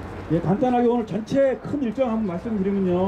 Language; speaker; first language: Korean; native; Korean